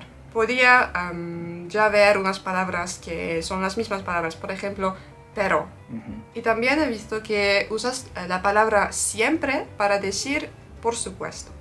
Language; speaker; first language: Spanish; non-native, fluent; Turkish